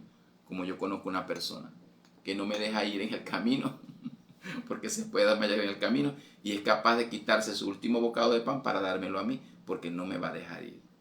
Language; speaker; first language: Spanish; native; Spanish